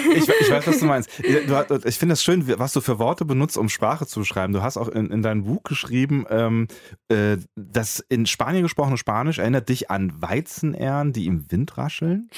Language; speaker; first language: German; native; German